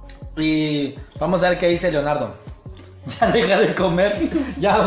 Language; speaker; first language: Spanish; native; Spanish